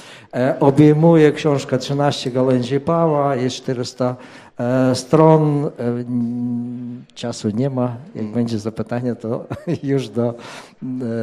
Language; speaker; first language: Polish; non-native, fluent; Ukrainian